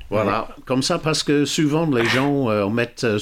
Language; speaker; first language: French; non-native, fluent; English